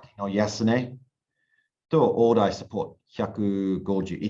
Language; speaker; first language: Japanese; non-native, learner; English